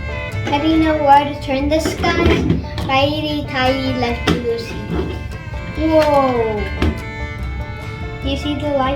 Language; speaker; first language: English; native; English